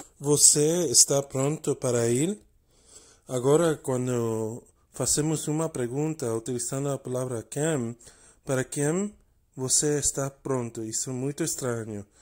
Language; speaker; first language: Portuguese; non-native, learner; English